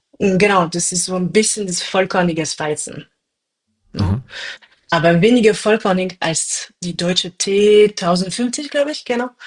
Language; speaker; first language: German; non-native, fluent; French